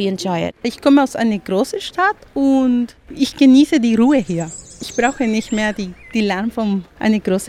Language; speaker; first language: German; non-native, fluent; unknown